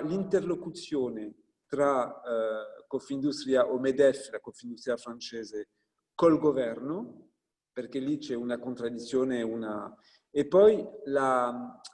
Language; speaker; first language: Italian; non-native, fluent; French